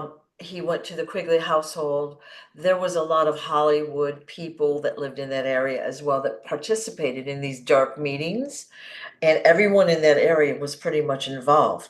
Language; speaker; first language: English; native; English